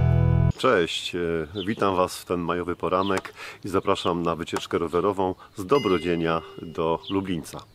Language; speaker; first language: Polish; native; Polish